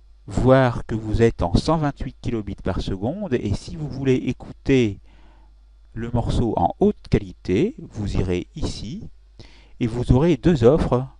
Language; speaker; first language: French; native; French